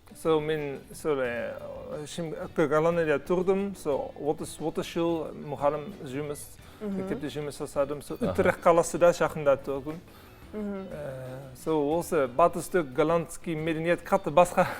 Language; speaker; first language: Kazakh; non-native, learner; Dutch